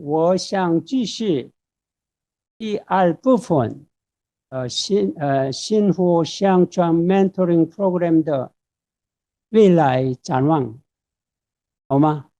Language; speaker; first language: Chinese; non-native, fluent; Korean